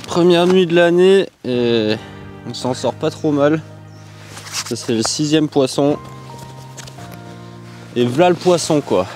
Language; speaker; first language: French; native; French